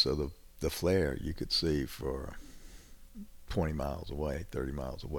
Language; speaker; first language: English; native; English